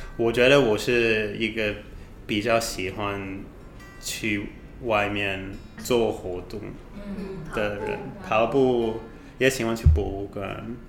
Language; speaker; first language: Chinese; non-native, learner; English